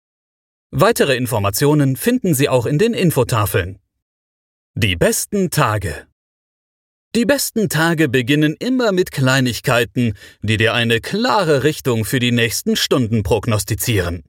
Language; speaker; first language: German; native; German